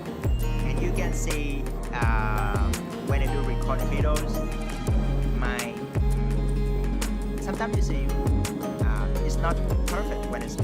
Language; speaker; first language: English; non-native, fluent; Vietnamese